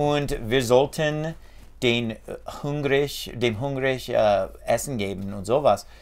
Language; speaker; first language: German; non-native, fluent; English